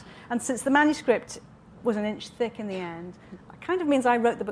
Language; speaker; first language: English; native; English